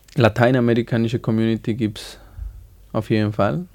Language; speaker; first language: German; non-native, learner; Spanish